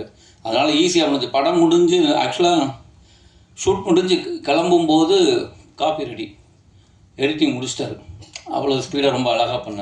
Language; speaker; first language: Tamil; native; Tamil